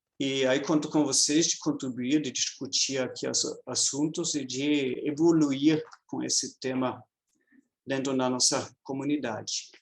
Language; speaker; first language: Portuguese; non-native, fluent; German